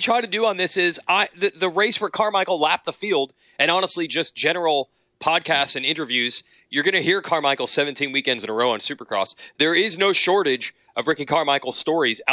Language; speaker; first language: English; native; English